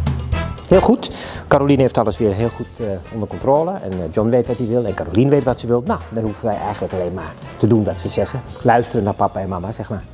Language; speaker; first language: Dutch; native; Dutch